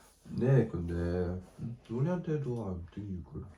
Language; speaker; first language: Korean; non-native, learner; French